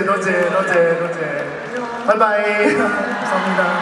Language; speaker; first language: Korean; non-native, learner; Cantonese